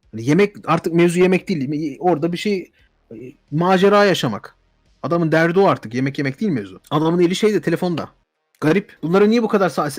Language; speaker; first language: Turkish; native; Turkish